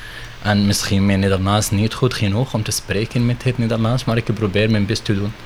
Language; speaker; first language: Dutch; non-native, learner; Arabic